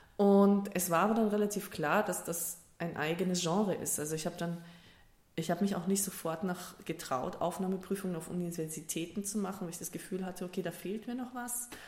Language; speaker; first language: German; early bilingual, other home language; Russian